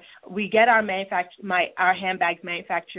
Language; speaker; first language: English; non-native, local second language; Yoruba